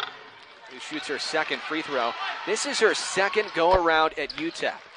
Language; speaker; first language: English; native; English